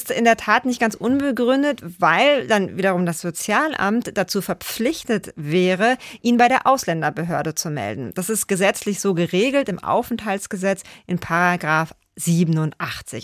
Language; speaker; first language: German; native; German